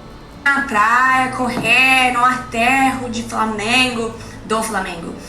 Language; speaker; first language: Portuguese; non-native, learner; English